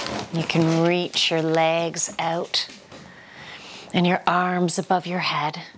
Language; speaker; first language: English; native; English